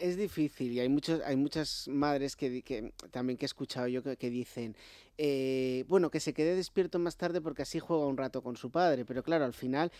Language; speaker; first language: Spanish; native; Spanish